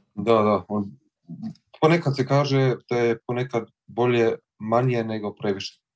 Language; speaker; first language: Serbian; early bilingual, heritage; Croatian